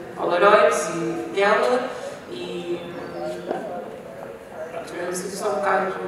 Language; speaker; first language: Portuguese; native; Portuguese